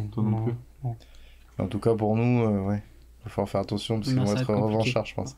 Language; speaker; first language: French; native; French